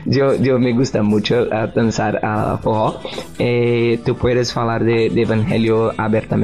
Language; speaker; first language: Spanish; non-native, learner; Portuguese